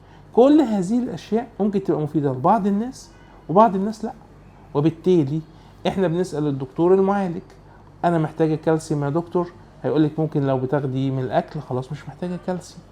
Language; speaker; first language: Arabic; native; Arabic